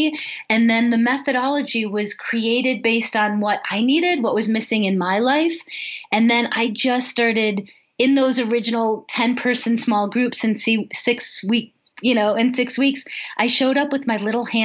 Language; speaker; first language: English; native; English